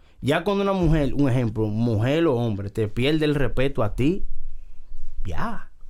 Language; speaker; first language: Spanish; early bilingual, heritage; Spanish